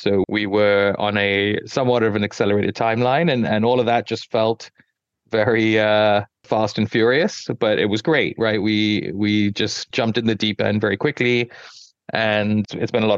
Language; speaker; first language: English; non-native, local second language; Yoruba